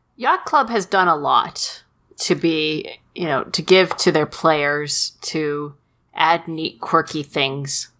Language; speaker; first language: English; early bilingual, other home language; Chinese